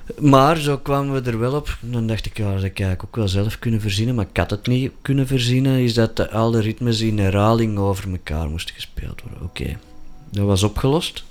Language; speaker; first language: Dutch; native; Dutch